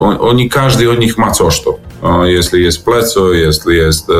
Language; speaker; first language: Polish; non-native, learner; Serbian